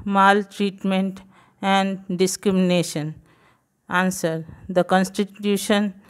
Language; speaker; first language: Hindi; non-native, local second language; Gujarati